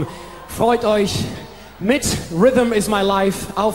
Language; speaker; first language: German; native; German